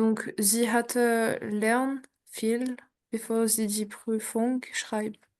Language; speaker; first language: German; non-native, learner; French